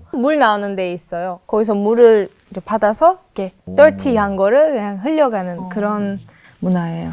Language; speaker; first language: Korean; non-native, fluent; Turkish